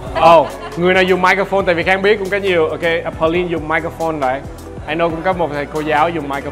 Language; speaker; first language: Vietnamese; early bilingual, heritage; Vietnamese